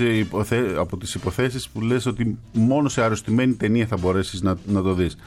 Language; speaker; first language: Greek; native; Greek